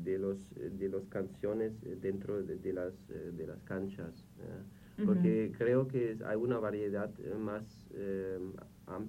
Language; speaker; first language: Spanish; non-native, fluent; German